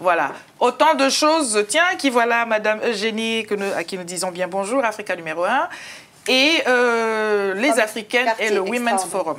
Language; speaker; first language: French; native; French